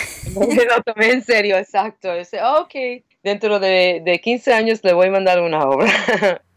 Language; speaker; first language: Spanish; non-native, fluent; English